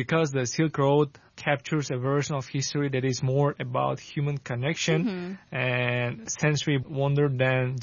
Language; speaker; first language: English; non-native, fluent; Tajik